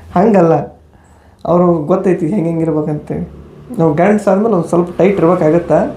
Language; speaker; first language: Kannada; native; Kannada